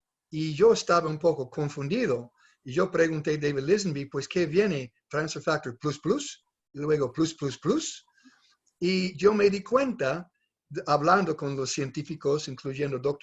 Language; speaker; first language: Spanish; non-native, fluent; English